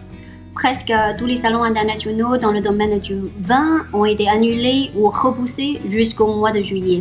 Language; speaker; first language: French; non-native, fluent; Chinese